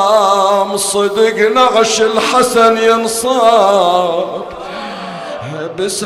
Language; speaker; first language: Arabic; native; Arabic